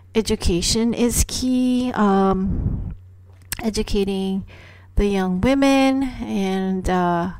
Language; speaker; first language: English; non-native, local second language; Cebuano